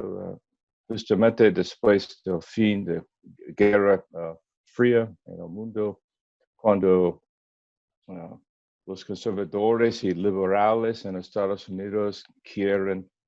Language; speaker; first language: Spanish; non-native, learner; English